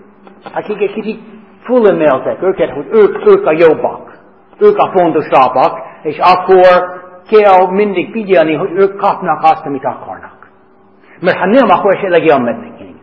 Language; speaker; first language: Hungarian; non-native, fluent; English